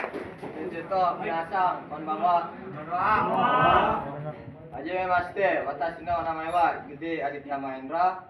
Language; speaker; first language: Japanese; non-native, learner; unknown